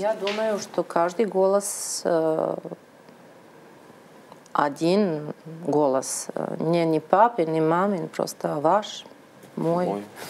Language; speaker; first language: Russian; non-native, learner; Serbian